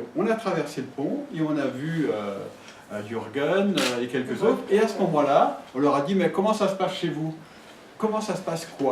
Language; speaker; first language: French; native; French